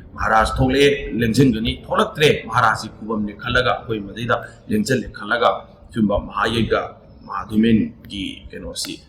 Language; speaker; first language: Manipuri; native; Manipuri